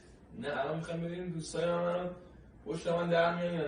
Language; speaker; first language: Persian; native; Persian